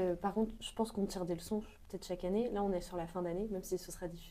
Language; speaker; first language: French; native; French